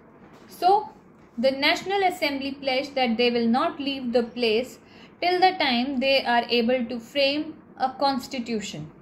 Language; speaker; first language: English; non-native, local second language; Hindi